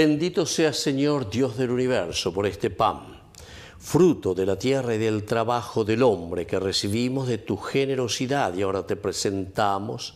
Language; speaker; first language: Spanish; native; Spanish